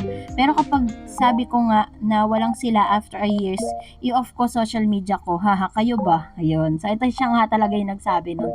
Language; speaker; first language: Filipino; native; Filipino